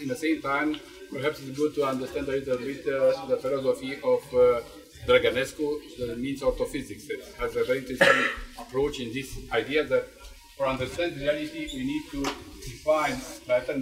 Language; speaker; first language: English; non-native, fluent; Romanian